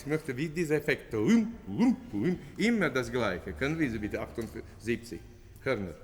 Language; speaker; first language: German; non-native, fluent; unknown